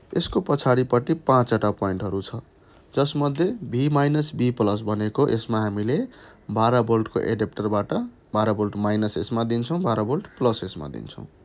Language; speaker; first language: Nepali; native; Nepali